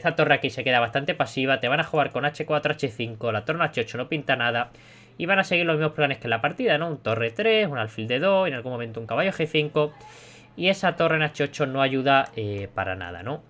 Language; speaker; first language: Spanish; native; Spanish